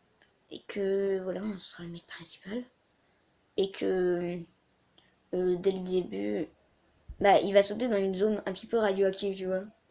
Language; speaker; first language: French; native; French